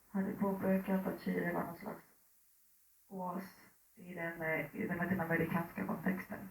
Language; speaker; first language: Swedish; early bilingual, other home language; Spanish